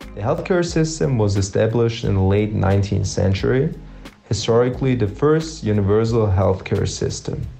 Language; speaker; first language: English; non-native, fluent; German